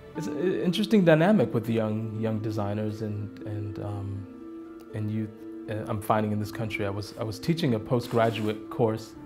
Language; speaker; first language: English; native; English